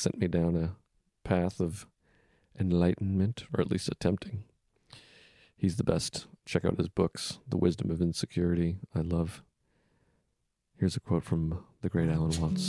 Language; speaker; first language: English; native; English